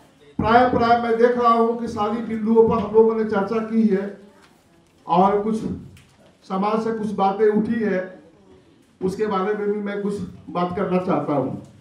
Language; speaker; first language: Hindi; native; Hindi